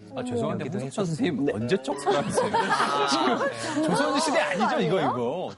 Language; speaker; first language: Korean; native; Korean